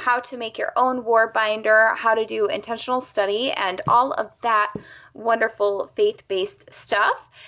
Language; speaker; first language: English; native; English